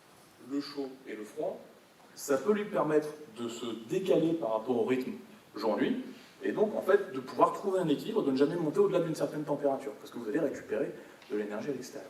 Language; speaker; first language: French; native; French